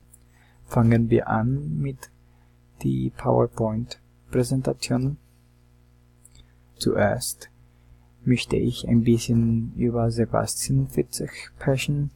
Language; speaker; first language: German; non-native, learner; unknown